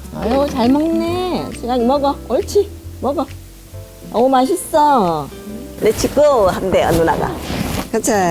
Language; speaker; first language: Korean; native; Korean